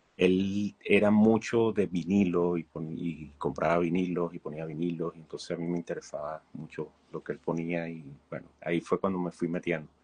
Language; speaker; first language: Spanish; native; Spanish